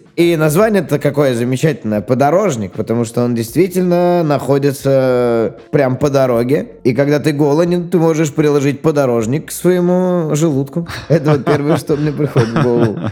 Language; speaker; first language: Russian; native; Russian